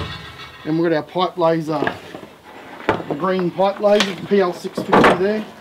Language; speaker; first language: English; native; English